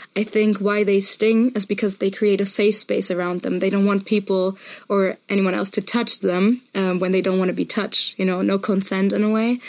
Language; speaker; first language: English; non-native, fluent; German